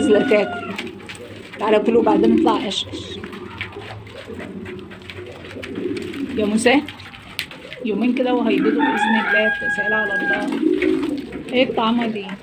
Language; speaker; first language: Arabic; native; Arabic